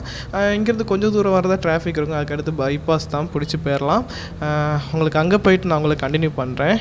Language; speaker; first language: Tamil; native; Tamil